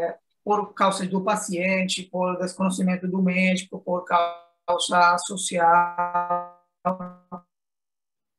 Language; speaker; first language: Portuguese; non-native, fluent; Spanish